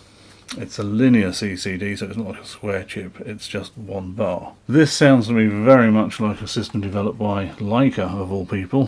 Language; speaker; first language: English; native; English